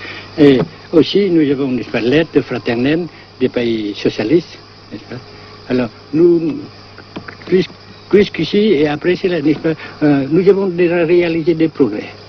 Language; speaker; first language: French; non-native, local second language; Vietnamese